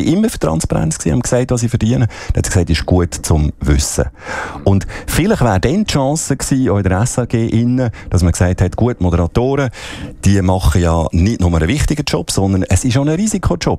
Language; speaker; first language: German; native; German